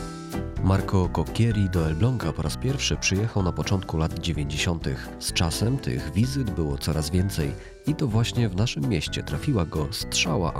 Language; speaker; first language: Polish; native; Polish